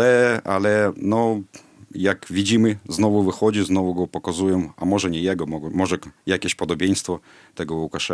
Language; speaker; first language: Polish; non-native, fluent; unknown